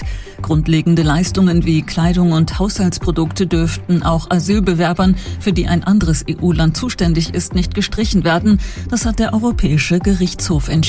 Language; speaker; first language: German; native; German